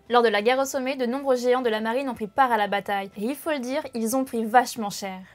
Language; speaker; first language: French; native; French